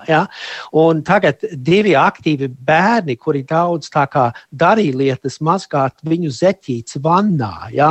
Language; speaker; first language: Latvian; early bilingual, heritage; Latvian